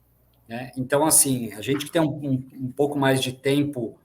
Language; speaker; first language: Portuguese; native; Portuguese